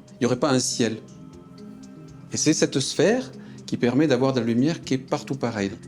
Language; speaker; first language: French; native; French